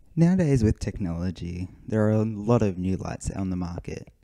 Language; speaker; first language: English; native; English